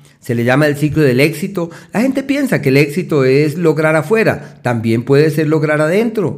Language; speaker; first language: Spanish; native; Spanish